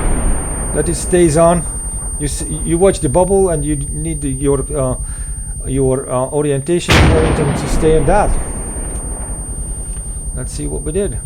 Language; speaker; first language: English; non-native, fluent; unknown